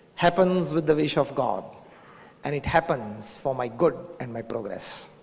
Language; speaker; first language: English; non-native, local second language; Gujarati